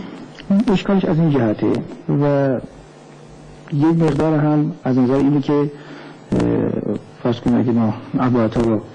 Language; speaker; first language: Persian; native; Persian